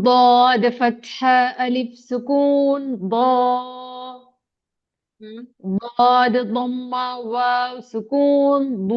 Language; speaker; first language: Arabic; non-native, learner; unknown